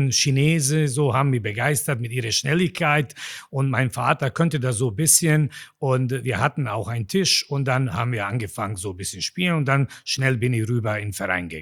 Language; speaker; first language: German; non-native, fluent; Bosnian